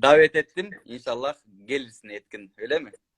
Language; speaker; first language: Turkish; non-native, learner; Kyrgyz